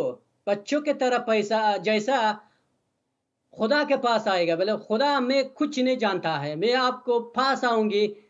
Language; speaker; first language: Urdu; non-native, learner; Persian